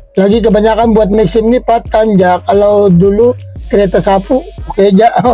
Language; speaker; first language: Malay; non-native, fluent; Filipino